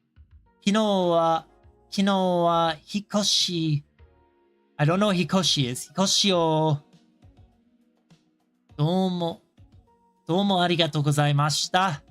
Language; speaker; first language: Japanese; non-native, learner; English